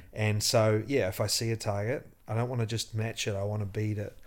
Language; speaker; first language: English; native; English